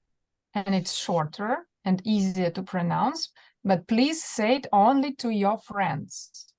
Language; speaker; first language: English; non-native, fluent; Russian